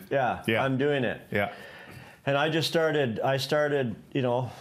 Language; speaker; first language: English; native; English